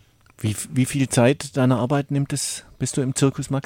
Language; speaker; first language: German; native; German